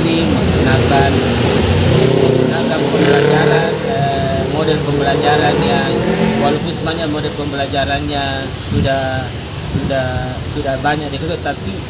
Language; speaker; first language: Indonesian; native; Indonesian